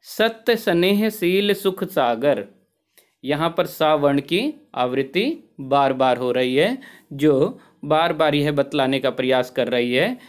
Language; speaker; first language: Hindi; native; Hindi